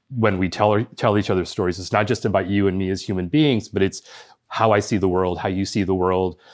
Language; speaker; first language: English; early bilingual, other home language; Spanish